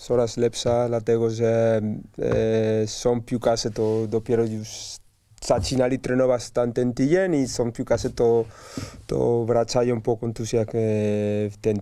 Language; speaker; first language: Polish; non-native, learner; Spanish